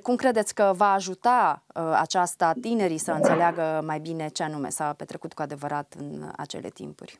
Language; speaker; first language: Romanian; native; Romanian